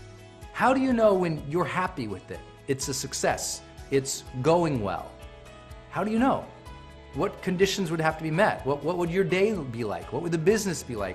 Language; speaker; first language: English; native; English